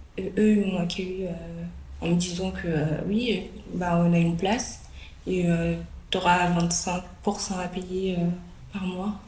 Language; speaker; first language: French; early bilingual, other home language; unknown